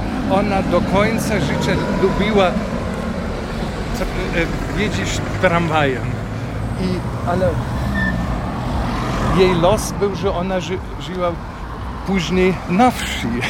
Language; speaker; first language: Polish; non-native, fluent; German